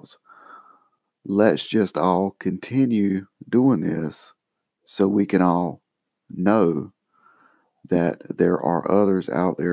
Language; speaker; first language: English; native; English